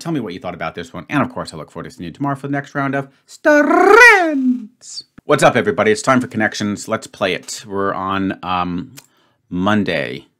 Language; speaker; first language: English; native; English